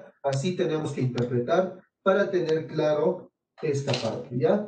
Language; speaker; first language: Spanish; native; Spanish